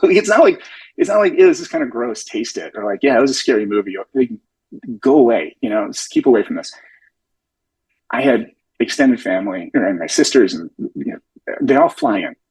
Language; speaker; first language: English; native; English